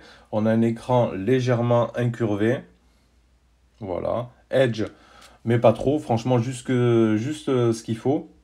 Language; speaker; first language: French; native; French